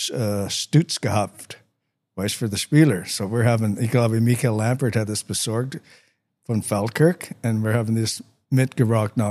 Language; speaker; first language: German; non-native, learner; English